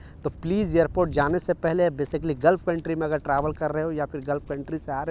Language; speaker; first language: Hindi; native; Hindi